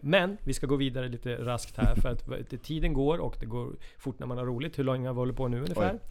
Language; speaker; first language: Swedish; native; Swedish